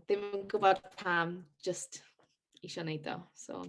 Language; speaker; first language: Welsh; non-native, local second language; English